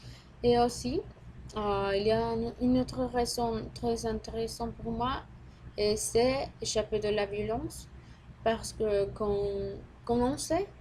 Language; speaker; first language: French; non-native, learner; Spanish